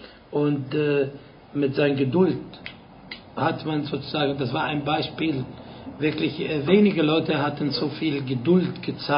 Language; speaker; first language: German; non-native, fluent; Arabic